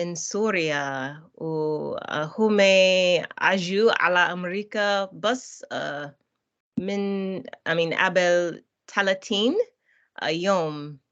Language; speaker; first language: Arabic; non-native, learner; English